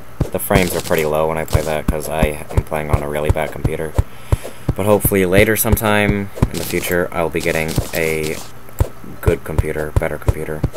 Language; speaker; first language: English; native; English